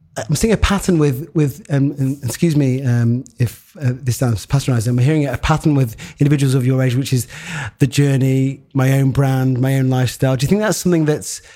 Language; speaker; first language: English; native; English